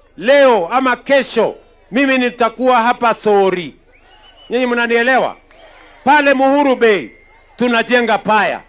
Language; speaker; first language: Swahili; non-native, local second language; Kalenjin